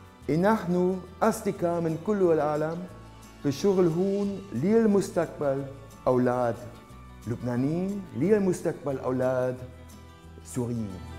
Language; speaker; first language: Arabic; non-native, learner; German